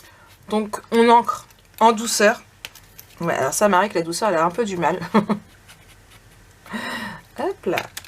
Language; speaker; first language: French; native; French